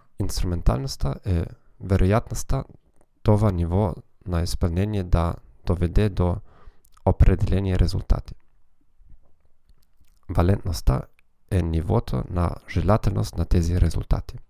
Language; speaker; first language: Macedonian; non-native, learner; German